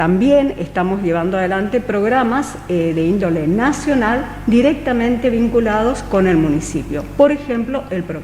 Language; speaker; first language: Spanish; native; Spanish